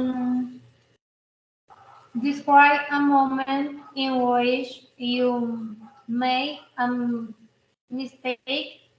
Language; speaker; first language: English; non-native, learner; Spanish